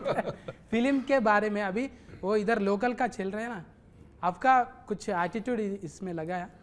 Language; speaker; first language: Hindi; non-native, local second language; Telugu